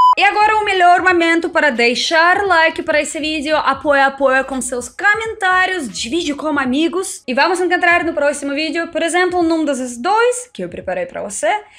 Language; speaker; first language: Portuguese; non-native, fluent; Russian